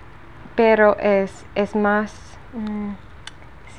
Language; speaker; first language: Spanish; non-native, learner; English